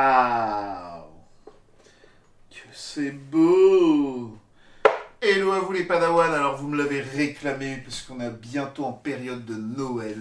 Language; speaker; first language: French; native; French